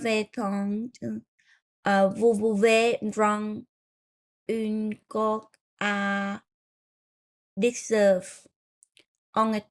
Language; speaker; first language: French; non-native, learner; Vietnamese